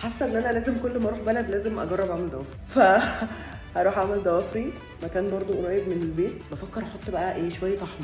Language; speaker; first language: Arabic; native; Arabic